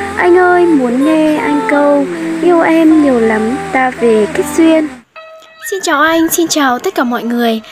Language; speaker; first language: Vietnamese; non-native, local second language; Hmong